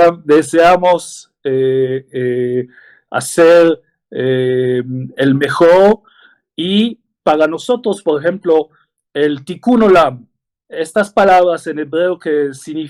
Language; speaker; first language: Spanish; non-native, fluent; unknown